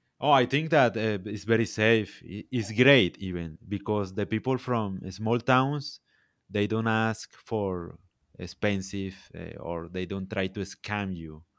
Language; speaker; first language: English; non-native, learner; Spanish